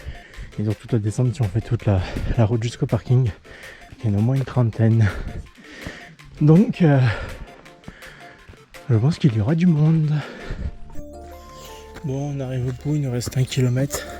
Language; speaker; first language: French; native; French